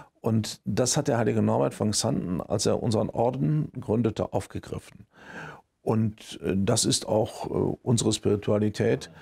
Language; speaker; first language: German; native; German